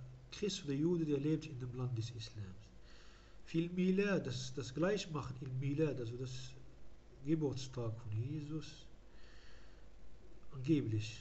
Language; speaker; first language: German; non-native, fluent; Arabic